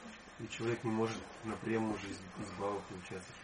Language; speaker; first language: Russian; native; Russian